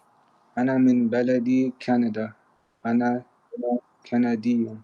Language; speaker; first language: Arabic; non-native, learner; English